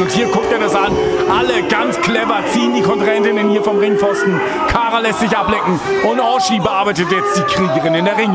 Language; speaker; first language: German; native; German